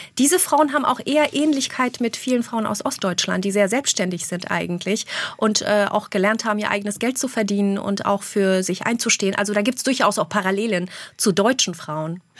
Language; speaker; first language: German; early bilingual, other home language; Albanian